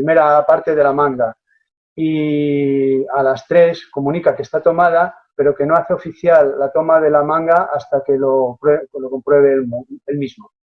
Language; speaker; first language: Spanish; native; Spanish